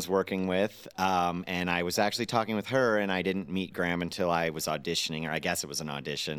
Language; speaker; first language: English; native; English